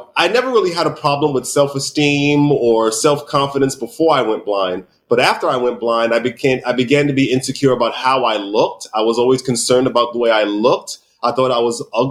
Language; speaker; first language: English; native; English